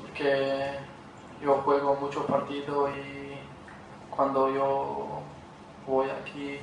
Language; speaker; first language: Spanish; non-native, learner; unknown